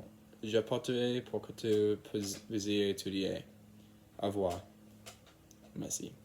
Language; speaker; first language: French; non-native, learner; English